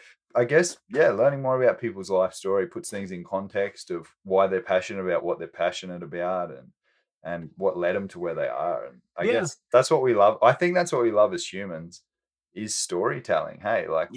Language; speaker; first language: English; native; English